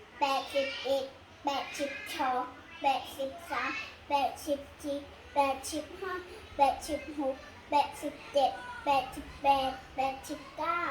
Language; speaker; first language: Thai; native; Thai